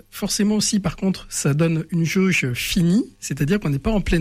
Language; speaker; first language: French; native; French